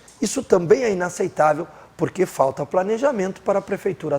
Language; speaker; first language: Portuguese; native; Portuguese